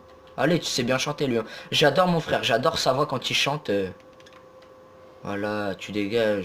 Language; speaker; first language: French; native; French